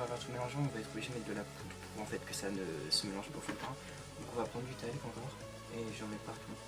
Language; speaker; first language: French; native; French